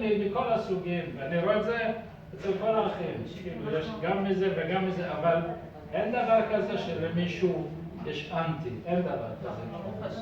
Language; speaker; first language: Hebrew; early bilingual, other home language; Persian